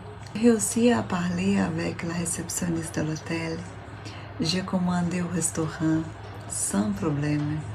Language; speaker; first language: French; non-native, learner; Portuguese